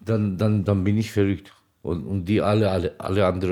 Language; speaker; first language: German; non-native, learner; Turkish